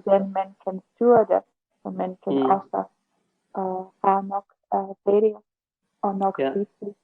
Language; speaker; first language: Danish; non-native, learner; Russian